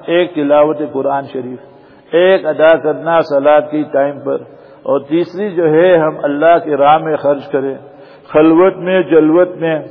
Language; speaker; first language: Urdu; non-native, fluent; Gujarati